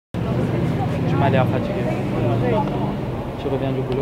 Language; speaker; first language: French; native; French